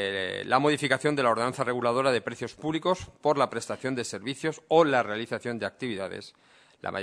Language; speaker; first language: Spanish; native; Spanish